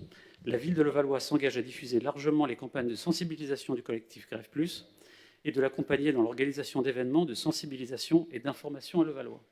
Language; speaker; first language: French; native; French